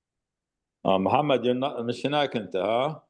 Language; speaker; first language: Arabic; native; Arabic